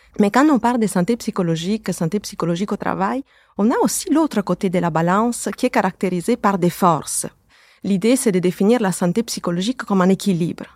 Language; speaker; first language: French; native; French